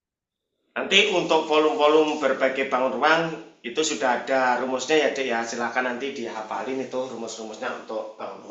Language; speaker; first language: Indonesian; native; Indonesian